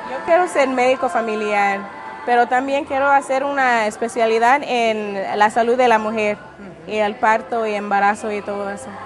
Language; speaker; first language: Spanish; non-native, fluent; English